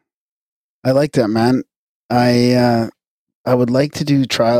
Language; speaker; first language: English; native; English